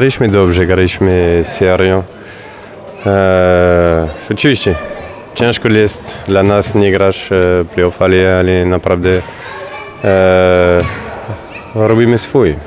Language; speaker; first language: Polish; non-native, fluent; French